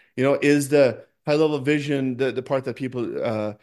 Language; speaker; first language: English; non-native, fluent; Norwegian